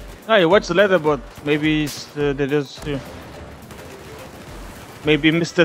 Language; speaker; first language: English; non-native, learner; Turkish